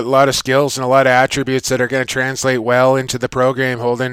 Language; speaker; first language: English; native; English